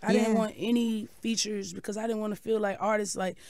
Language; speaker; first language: English; native; English